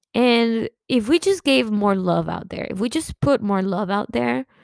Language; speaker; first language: English; early bilingual, other home language; Spanish